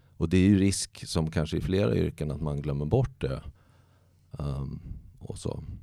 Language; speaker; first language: Swedish; native; Swedish